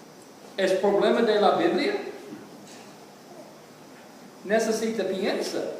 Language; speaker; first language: Spanish; non-native, learner; English